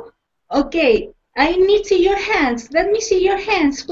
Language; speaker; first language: English; non-native, learner; Spanish